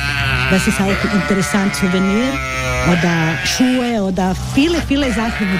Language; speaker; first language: German; non-native, learner; Croatian